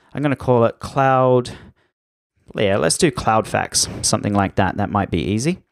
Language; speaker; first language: English; native; English